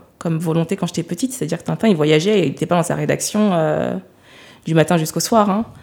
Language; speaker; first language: French; early bilingual, other home language; Lingala